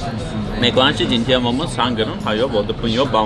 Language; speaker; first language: Chinese; non-native, learner; Turkish